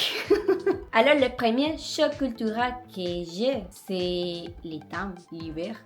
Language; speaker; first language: French; non-native, learner; Spanish